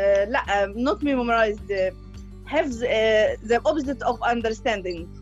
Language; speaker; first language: English; non-native, learner; Arabic